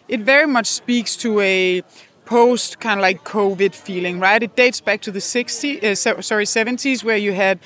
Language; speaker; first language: English; non-native, fluent; Danish